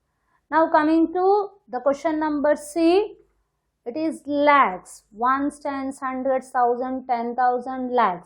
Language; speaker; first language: English; non-native, local second language; Hindi